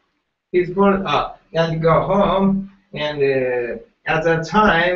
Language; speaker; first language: English; non-native, learner; Japanese